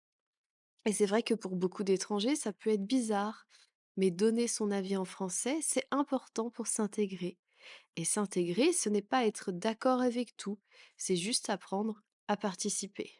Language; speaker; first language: French; native; French